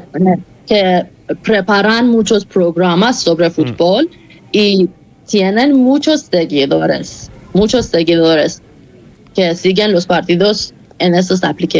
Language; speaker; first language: Spanish; non-native, fluent; Persian